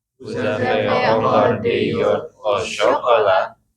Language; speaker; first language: French; non-native, learner; Indonesian